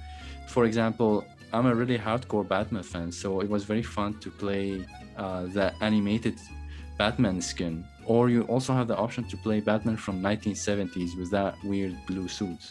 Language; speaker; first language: English; non-native, fluent; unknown